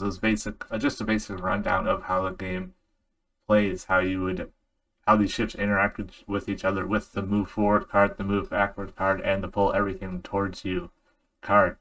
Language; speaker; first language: English; native; English